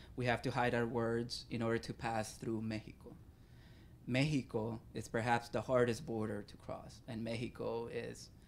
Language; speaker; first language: English; early bilingual, other home language; Spanish